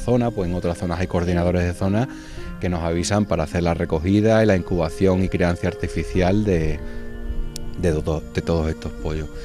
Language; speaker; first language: Spanish; native; Spanish